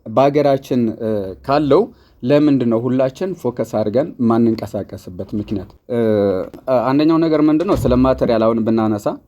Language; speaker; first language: Amharic; non-native, local second language; Tigrinya